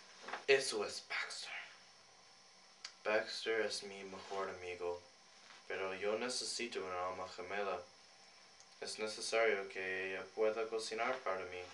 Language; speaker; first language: Spanish; non-native, learner; English